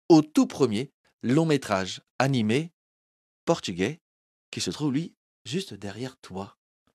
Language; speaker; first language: French; early bilingual, other home language; Portuguese